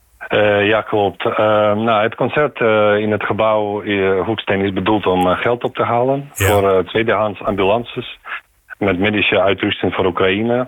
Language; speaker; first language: Dutch; non-native, fluent; Ukrainian